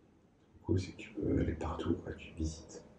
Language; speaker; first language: French; native; French